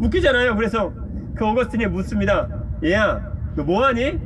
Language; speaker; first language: Korean; native; Korean